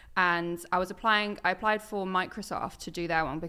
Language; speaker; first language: English; native; English